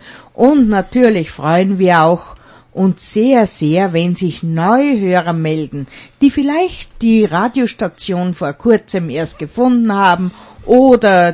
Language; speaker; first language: German; native; German